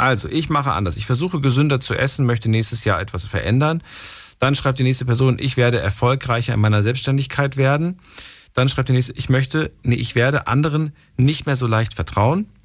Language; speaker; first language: German; native; German